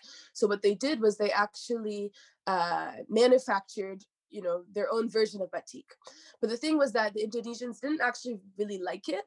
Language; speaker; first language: English; native; English